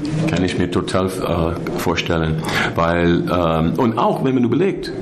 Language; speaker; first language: German; non-native, learner; English